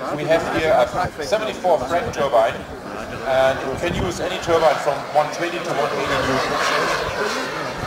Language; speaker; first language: English; non-native, fluent; German